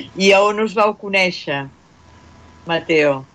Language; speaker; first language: Catalan; native; Catalan